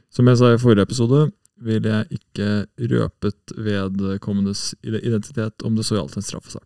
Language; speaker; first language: Norwegian; native; Norwegian